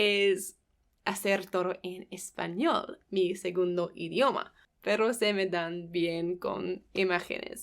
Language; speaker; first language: Spanish; non-native, fluent; English